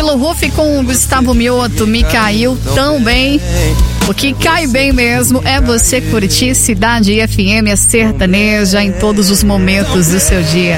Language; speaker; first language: Portuguese; native; Portuguese